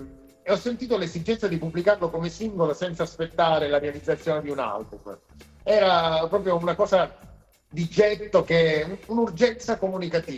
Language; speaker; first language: Italian; native; Italian